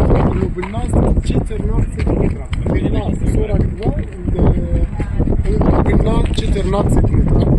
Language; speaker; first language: Russian; non-native, local second language; Arabic